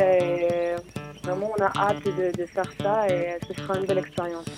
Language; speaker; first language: French; early bilingual, other home language; Armenian